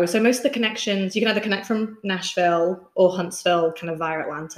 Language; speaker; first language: English; native; English